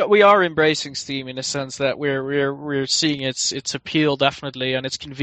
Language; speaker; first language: English; non-native, fluent; Dutch